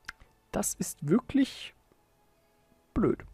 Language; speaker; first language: German; native; German